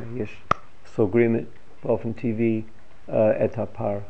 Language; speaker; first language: Hebrew; non-native, fluent; English